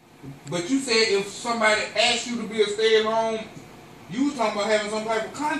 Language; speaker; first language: English; native; English